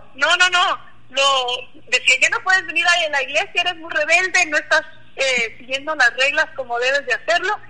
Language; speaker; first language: Spanish; non-native, local second language; Plautdietsch